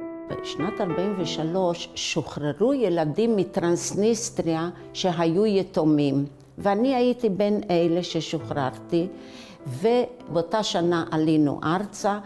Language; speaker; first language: Hebrew; early bilingual, other home language; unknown